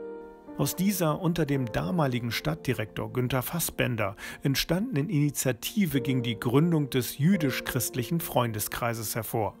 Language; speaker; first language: German; native; German